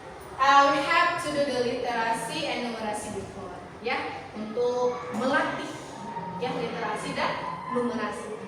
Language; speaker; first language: English; non-native, learner; Indonesian